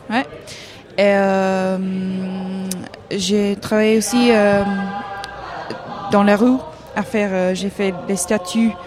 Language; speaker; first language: French; non-native, fluent; Hebrew